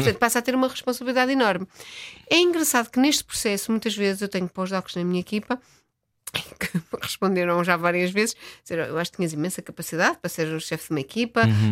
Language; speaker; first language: Portuguese; native; Portuguese